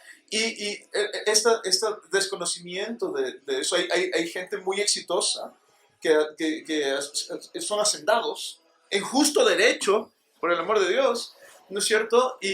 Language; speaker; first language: Spanish; native; Spanish